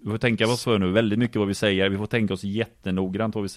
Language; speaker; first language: Swedish; native; Swedish